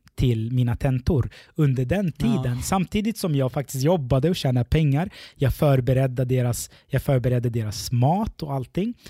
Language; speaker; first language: Swedish; early bilingual, other home language; Arabic